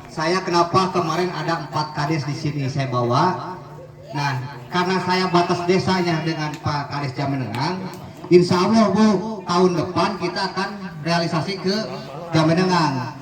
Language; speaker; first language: Indonesian; non-native, local second language; Sundanese